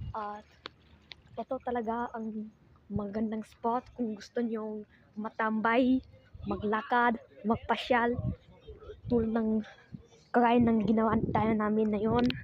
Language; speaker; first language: Filipino; non-native, learner; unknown